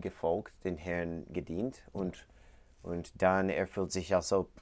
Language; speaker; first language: German; non-native, learner; English